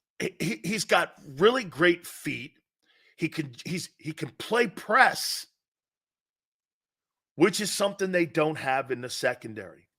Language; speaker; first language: English; native; English